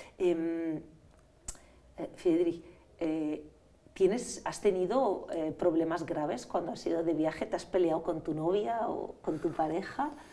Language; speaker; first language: Spanish; native; Spanish